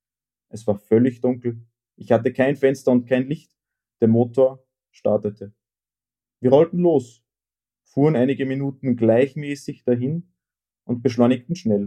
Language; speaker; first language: German; native; German